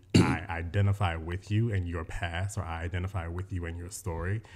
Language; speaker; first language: English; native; English